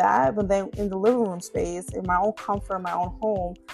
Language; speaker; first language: English; early bilingual, other home language; Spanish